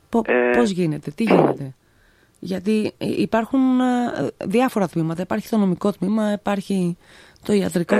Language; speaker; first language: Greek; native; Greek